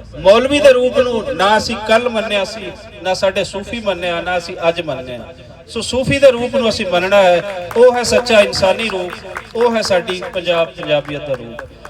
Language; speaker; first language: Punjabi; native; Punjabi